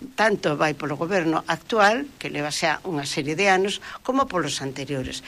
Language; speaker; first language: Galician; native; Galician